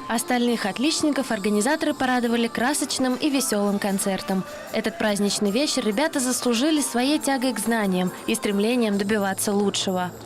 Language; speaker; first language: Russian; native; Russian